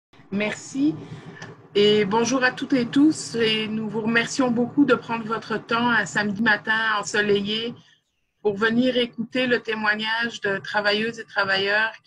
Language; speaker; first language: French; native; French